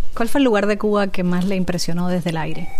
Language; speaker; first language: Spanish; native; Spanish